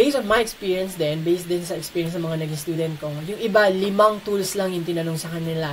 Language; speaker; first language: Filipino; native; Filipino